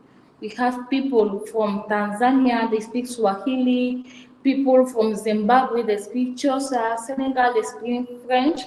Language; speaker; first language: English; non-native, fluent; Fang